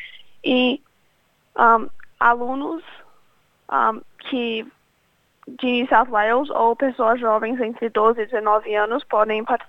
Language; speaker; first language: Portuguese; early bilingual, other home language; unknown